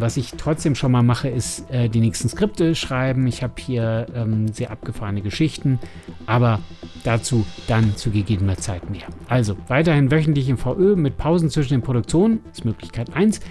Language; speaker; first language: German; native; German